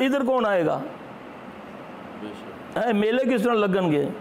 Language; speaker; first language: Hindi; non-native, local second language; Punjabi